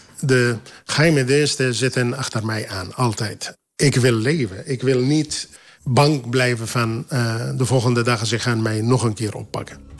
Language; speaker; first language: Dutch; non-native, fluent; Arabic